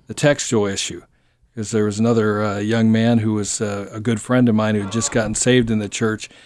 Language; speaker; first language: English; native; English